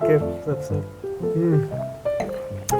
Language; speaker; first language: Hebrew; native; Hebrew